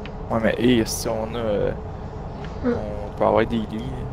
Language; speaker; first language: French; native; French